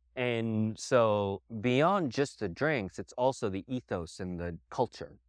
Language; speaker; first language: English; native; English